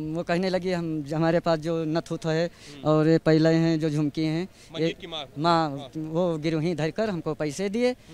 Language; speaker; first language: Hindi; native; Hindi